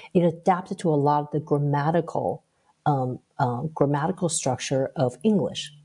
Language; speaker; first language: English; early bilingual, other home language; Chinese